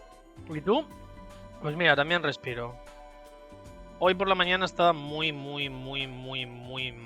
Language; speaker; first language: Spanish; native; Spanish